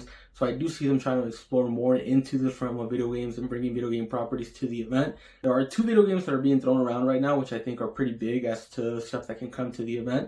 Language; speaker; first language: English; native; English